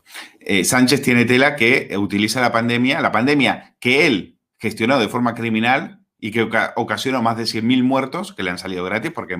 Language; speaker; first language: Spanish; native; Spanish